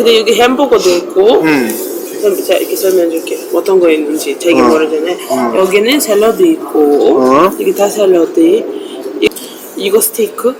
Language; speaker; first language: Korean; non-native, learner; Uzbek